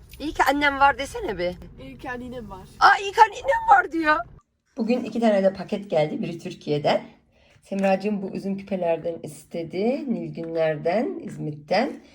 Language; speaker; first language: Turkish; early bilingual, heritage; Turkish